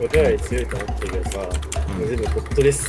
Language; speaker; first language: Japanese; native; Japanese